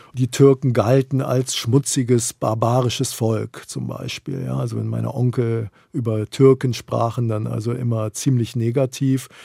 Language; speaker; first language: German; native; German